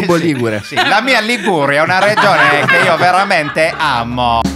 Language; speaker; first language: Italian; native; Italian